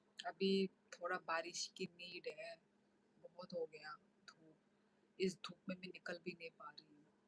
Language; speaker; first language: Hindi; non-native, local second language; Kok Borok